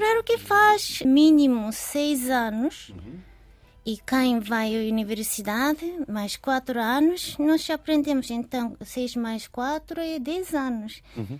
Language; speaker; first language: Portuguese; non-native, learner; Japanese